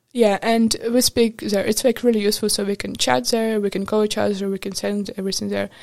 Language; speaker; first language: English; non-native, fluent; Ukrainian